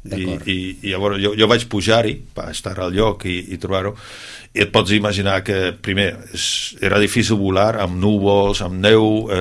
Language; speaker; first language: Catalan; non-native, fluent; Dutch